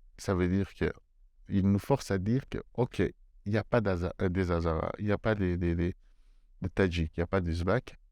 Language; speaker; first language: French; non-native, fluent; Persian